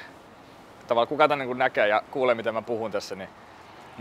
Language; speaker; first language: Finnish; native; Finnish